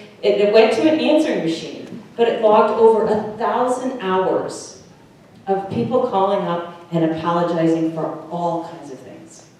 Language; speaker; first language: English; native; English